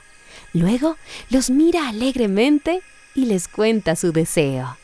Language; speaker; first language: Spanish; native; Spanish